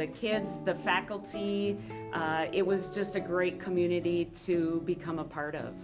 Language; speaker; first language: English; native; English